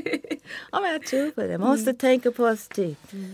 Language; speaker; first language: Swedish; non-native, fluent; English